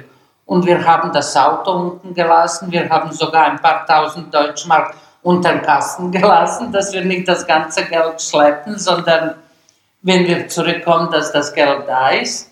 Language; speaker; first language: German; non-native, learner; Bosnian